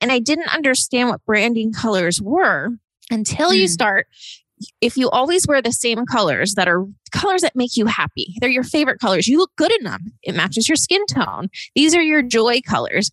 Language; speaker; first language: English; native; English